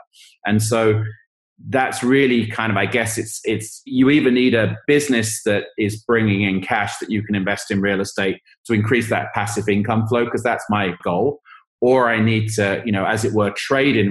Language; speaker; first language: English; native; English